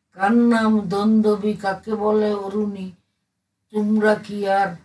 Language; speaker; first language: Bangla; native; Bangla